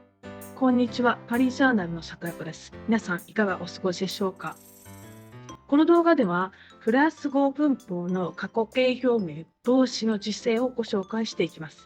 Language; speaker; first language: Japanese; native; Japanese